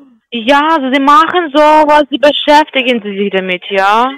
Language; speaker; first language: German; non-native, fluent; Ukrainian